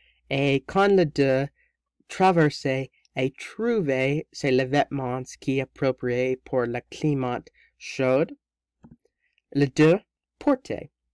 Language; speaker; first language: French; non-native, learner; English